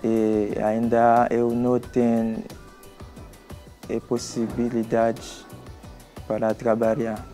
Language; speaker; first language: Portuguese; non-native, learner; Haitian Creole